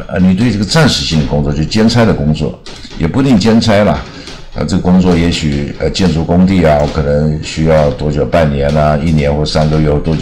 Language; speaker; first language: Chinese; native; Chinese